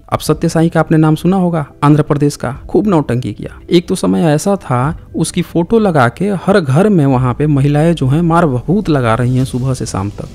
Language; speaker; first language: Hindi; native; Hindi